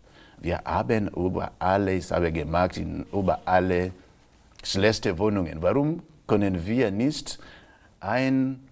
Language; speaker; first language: German; non-native, local second language; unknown